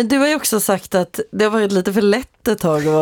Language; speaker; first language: Swedish; native; Swedish